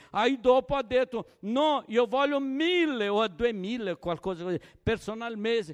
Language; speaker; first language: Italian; non-native, fluent; Portuguese